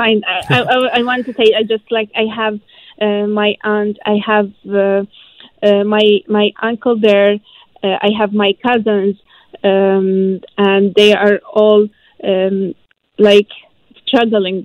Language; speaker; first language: English; non-native, fluent; Arabic